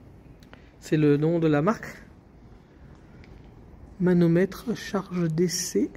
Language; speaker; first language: French; native; French